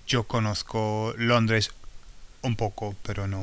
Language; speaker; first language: Spanish; non-native, fluent; English